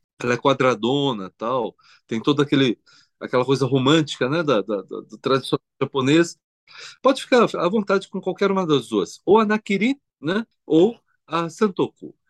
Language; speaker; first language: Portuguese; early bilingual, other home language; Korean